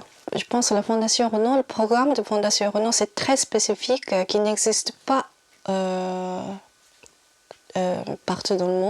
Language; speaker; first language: French; non-native, fluent; Japanese